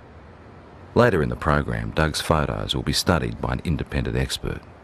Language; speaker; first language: English; native; English